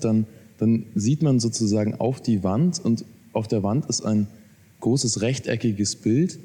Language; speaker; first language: German; native; German